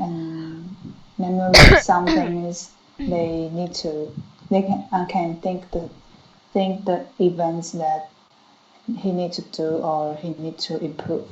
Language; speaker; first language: English; non-native, learner; Chinese